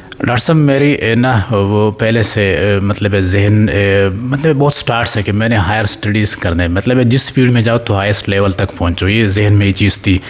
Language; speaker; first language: Urdu; non-native, local second language; Pashto